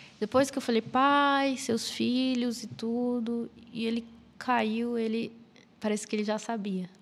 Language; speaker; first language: Portuguese; native; Portuguese